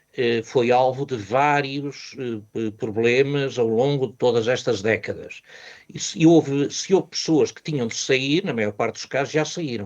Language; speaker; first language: Portuguese; native; Portuguese